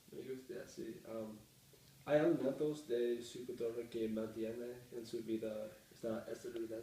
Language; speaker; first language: Spanish; non-native, learner; English